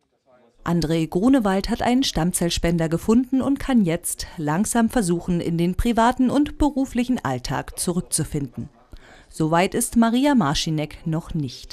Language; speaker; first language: German; native; German